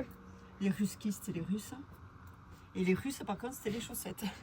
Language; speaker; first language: French; native; French